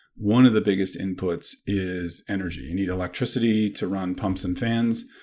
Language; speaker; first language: English; native; English